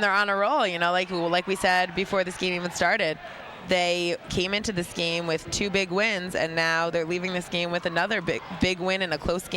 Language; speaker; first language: English; native; English